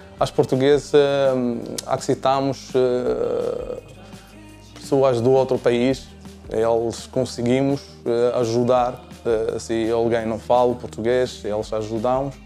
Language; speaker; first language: Portuguese; non-native, learner; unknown